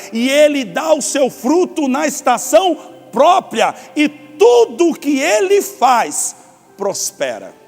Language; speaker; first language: Portuguese; native; Portuguese